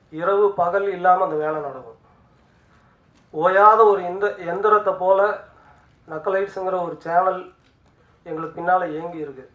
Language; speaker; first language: Tamil; native; Tamil